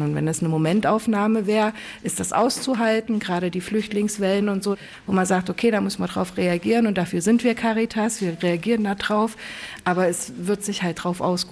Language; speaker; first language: German; native; German